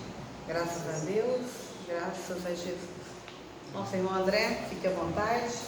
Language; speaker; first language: Portuguese; native; Portuguese